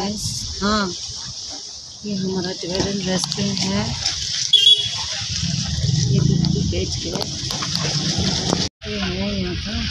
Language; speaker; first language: Hindi; non-native, local second language; Tibetan